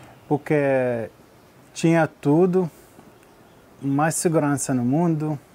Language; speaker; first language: Portuguese; non-native, learner; Arabic